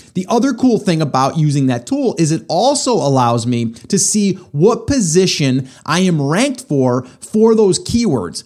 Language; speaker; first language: English; native; English